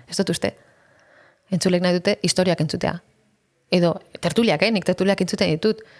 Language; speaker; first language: Basque; non-native, local second language; Spanish